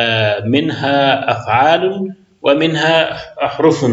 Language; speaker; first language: Arabic; non-native, fluent; Persian